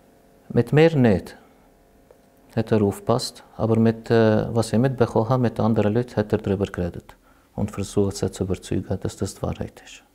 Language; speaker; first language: German; non-native, fluent; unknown